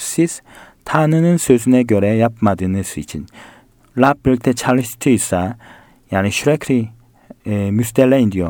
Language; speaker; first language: Turkish; non-native, learner; Korean